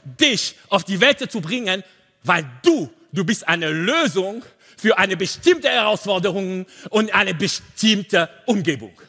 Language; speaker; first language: German; non-native, learner; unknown